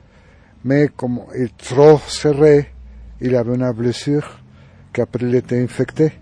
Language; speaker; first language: French; non-native, learner; Spanish